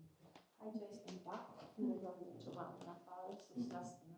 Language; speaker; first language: Romanian; non-native, local second language; Hungarian